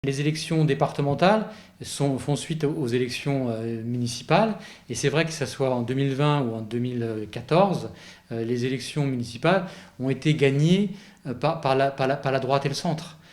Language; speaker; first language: French; native; French